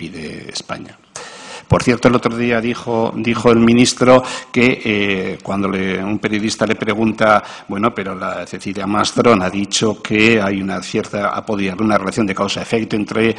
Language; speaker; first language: Spanish; native; Spanish